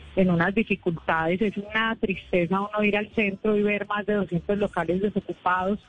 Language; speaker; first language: Spanish; native; Spanish